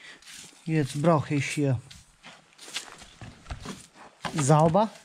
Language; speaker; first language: German; non-native, learner; Romanian